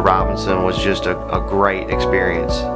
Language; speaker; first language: English; native; English